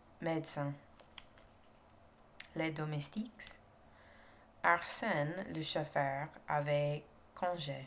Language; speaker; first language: French; non-native, learner; English